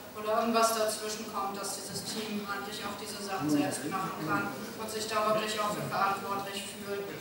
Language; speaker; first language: German; native; German